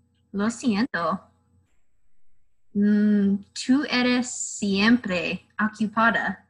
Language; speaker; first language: Spanish; non-native, learner; English